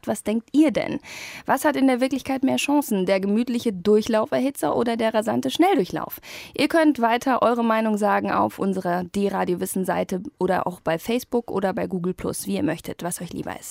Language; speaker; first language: German; native; German